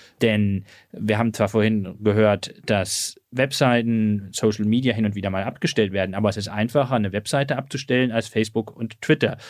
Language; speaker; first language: German; native; German